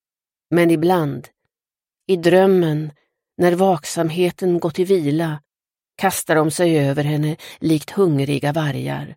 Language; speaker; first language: Swedish; native; Swedish